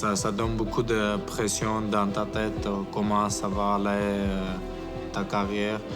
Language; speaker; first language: French; non-native, learner; Armenian